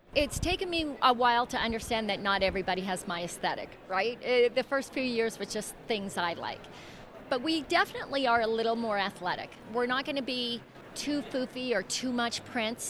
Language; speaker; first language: English; native; English